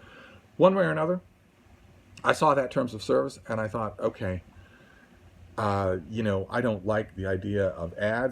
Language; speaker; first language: English; native; English